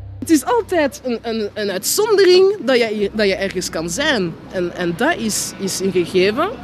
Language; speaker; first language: Dutch; early bilingual, other home language; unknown